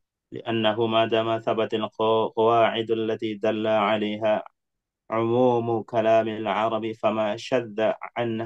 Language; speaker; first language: Arabic; non-native, fluent; Indonesian